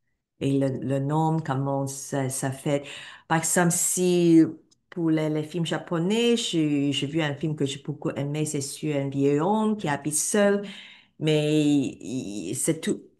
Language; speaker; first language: French; non-native, fluent; Cantonese